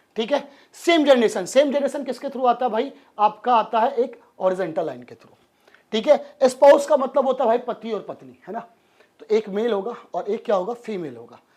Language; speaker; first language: Hindi; native; Hindi